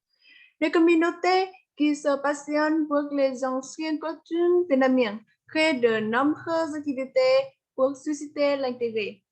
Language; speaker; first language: French; non-native, learner; Vietnamese